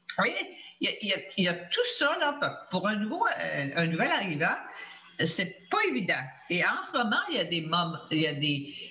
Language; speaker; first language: French; native; French